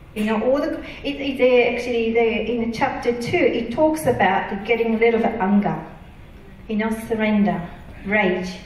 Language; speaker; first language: English; non-native, fluent; Japanese